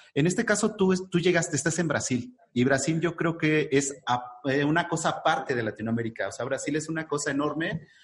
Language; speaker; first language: Spanish; native; Spanish